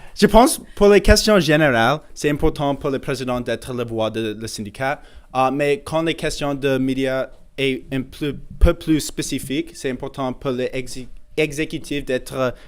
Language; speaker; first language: French; non-native, learner; English